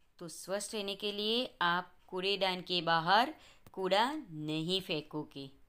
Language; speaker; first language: Hindi; non-native, local second language; Gujarati